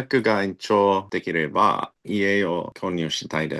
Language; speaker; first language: Japanese; non-native, learner; English